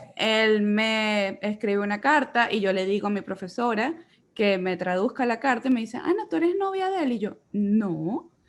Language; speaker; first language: Spanish; native; Spanish